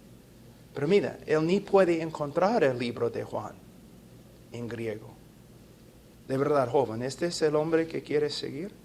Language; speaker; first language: Spanish; non-native, fluent; English